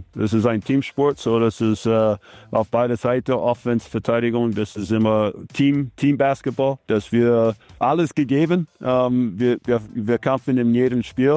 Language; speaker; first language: German; non-native, fluent; English